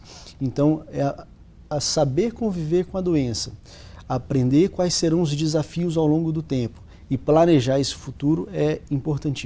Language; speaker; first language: Portuguese; native; Portuguese